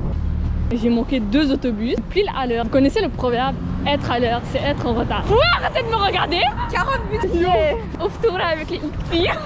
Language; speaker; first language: French; native; French